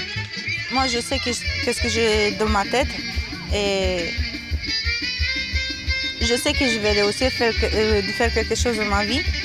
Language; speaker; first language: French; non-native, fluent; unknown